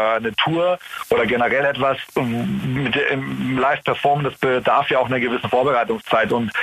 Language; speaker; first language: German; native; German